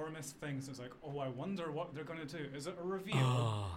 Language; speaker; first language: English; native; English